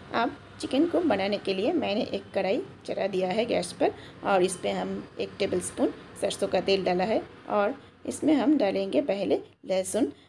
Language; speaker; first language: Hindi; non-native, local second language; Bangla